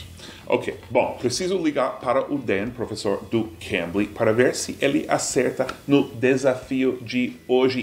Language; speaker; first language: Portuguese; non-native, fluent; English